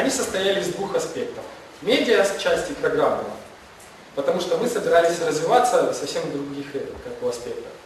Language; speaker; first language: Russian; non-native, local second language; Ukrainian